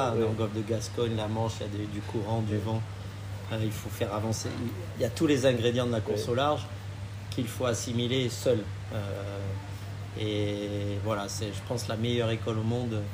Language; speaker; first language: French; native; French